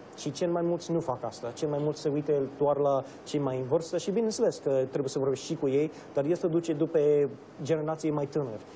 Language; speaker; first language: Romanian; non-native, fluent; English